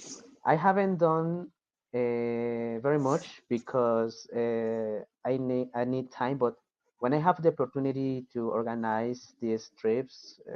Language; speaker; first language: English; non-native, fluent; Spanish